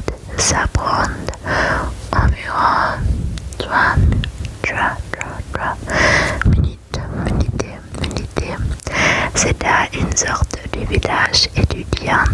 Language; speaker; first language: French; non-native, learner; German